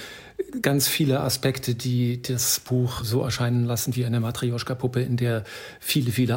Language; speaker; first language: German; native; German